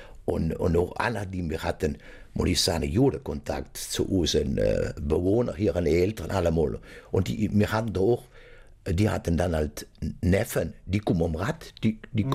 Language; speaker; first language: German; native; German